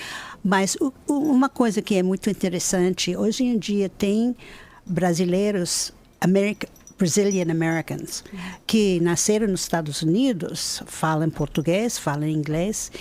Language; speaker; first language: Portuguese; non-native, fluent; English